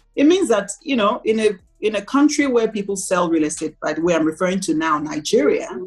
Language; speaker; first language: English; non-native, local second language; Igbo